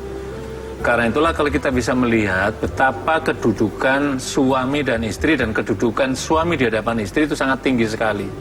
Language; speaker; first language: Indonesian; native; Indonesian